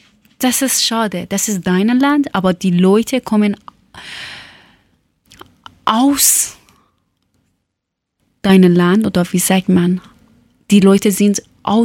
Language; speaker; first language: German; non-native, learner; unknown